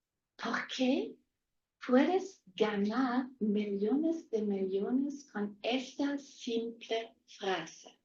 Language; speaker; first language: Spanish; non-native, fluent; German